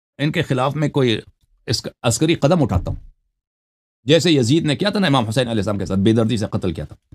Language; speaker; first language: Urdu; non-native, local second language; Balti